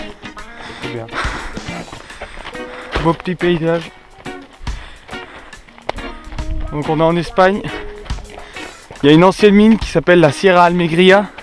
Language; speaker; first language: French; native; French